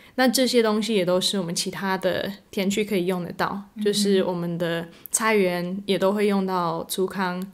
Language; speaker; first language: Chinese; non-native, fluent; English